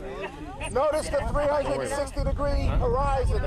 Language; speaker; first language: English; native; English